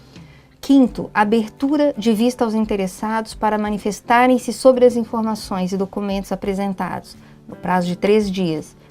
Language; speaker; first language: Portuguese; native; Portuguese